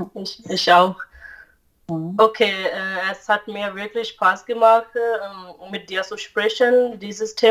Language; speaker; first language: German; non-native, learner; Urdu